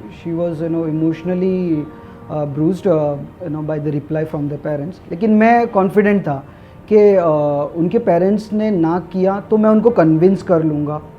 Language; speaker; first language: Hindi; non-native, local second language; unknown